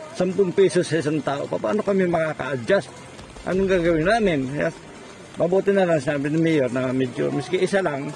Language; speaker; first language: Filipino; native; Filipino